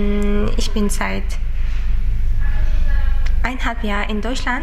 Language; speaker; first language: German; non-native, learner; Uzbek